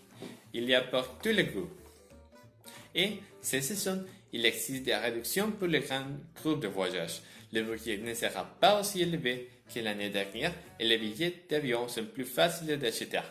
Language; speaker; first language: French; non-native, learner; Spanish